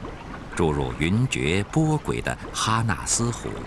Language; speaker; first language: Chinese; native; Chinese